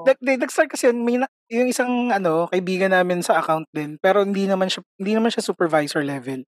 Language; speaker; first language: Filipino; native; Filipino